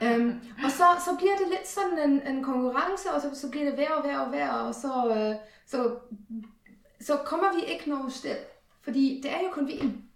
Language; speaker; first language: Danish; non-native, fluent; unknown